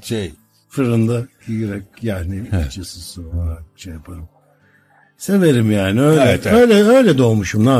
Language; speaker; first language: Turkish; native; Turkish